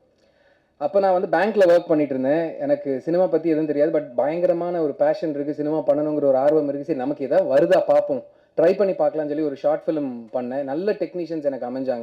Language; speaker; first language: Tamil; native; Tamil